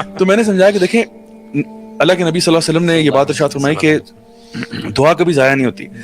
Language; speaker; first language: Urdu; early bilingual, heritage; Urdu